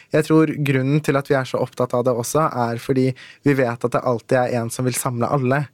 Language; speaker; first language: Norwegian; early bilingual, other home language; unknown